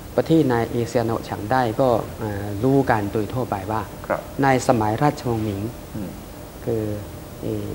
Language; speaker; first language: Thai; non-native, fluent; Chinese